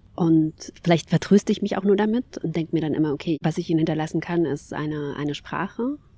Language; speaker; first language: German; early bilingual, other home language; Kabyle